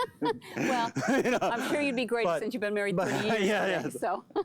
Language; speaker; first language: English; native; English